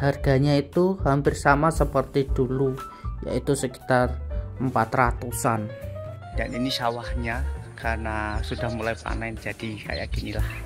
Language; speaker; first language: Indonesian; native; Indonesian